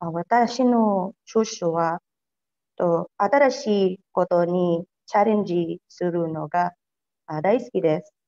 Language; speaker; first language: Japanese; non-native, learner; Filipino